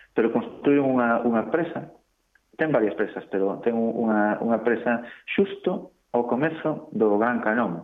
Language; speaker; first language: Galician; native; Galician